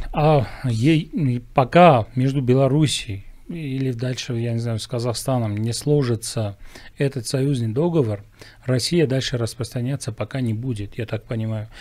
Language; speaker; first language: Russian; non-native, local second language; Armenian